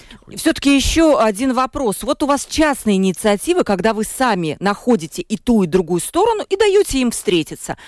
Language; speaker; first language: Russian; native; Russian